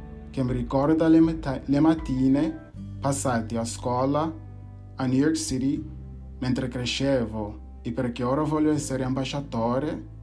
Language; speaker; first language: Italian; non-native, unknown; English